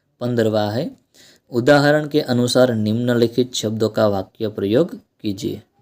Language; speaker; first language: Hindi; non-native, local second language; Gujarati